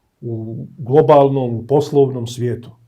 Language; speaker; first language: Bosnian; native; Bosnian